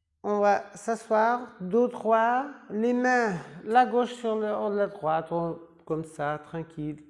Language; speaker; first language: French; non-native, fluent; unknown